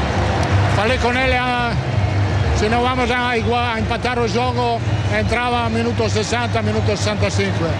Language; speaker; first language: Portuguese; non-native, fluent; Italian